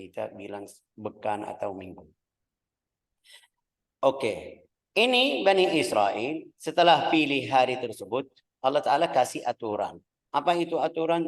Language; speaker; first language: Indonesian; non-native, fluent; Arabic